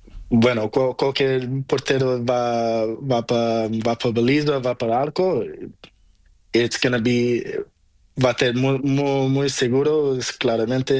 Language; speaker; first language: Spanish; non-native, learner; Portuguese